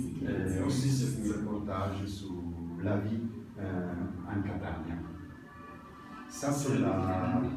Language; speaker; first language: French; non-native, learner; Italian